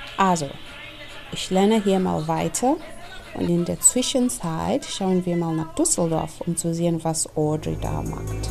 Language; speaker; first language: German; non-native, fluent; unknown